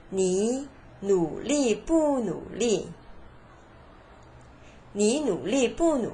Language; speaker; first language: Chinese; non-native, fluent; Korean